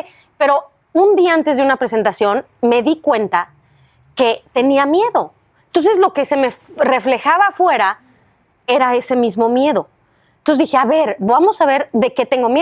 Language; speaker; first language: Spanish; native; Spanish